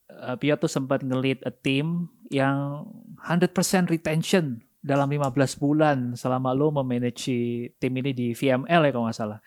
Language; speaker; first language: Indonesian; native; Indonesian